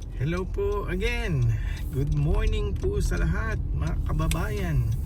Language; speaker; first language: Filipino; native; Filipino